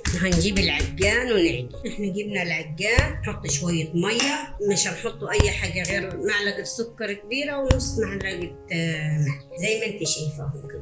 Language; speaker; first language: Arabic; native; Arabic